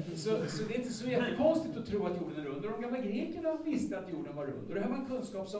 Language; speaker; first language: Swedish; native; Swedish